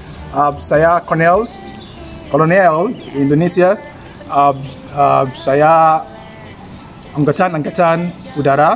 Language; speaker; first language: Indonesian; non-native, learner; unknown